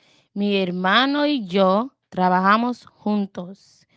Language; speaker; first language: Spanish; non-native, learner; English